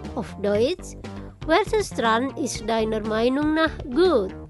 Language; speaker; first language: German; non-native, fluent; Indonesian